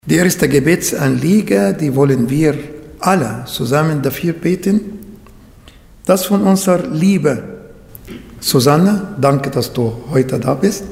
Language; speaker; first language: German; non-native, fluent; Arabic